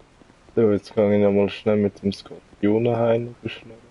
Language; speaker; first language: German; native; German